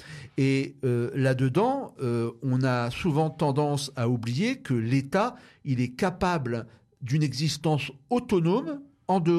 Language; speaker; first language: French; native; French